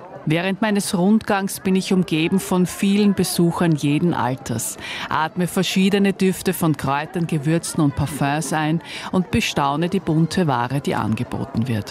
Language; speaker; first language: German; native; German